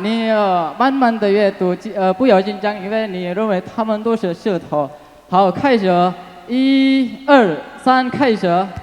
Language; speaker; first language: Chinese; non-native, fluent; Indonesian